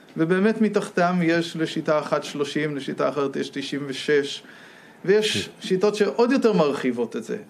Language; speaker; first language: Hebrew; non-native, fluent; English